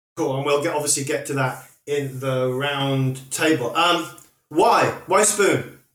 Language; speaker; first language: English; native; English